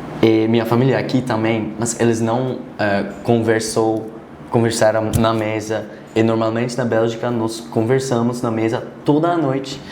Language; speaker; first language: Portuguese; non-native, learner; Dutch